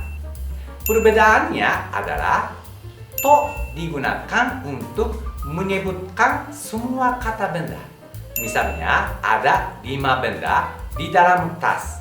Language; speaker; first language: Indonesian; non-native, fluent; Japanese